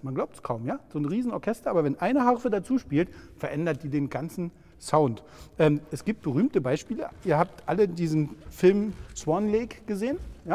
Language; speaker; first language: German; native; German